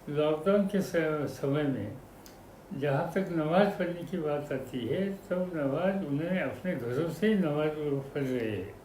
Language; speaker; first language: Hindi; non-native, local second language; Marathi